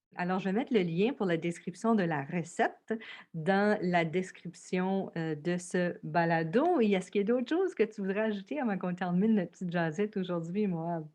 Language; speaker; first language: French; native; French